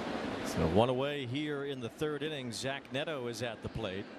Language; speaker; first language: English; native; English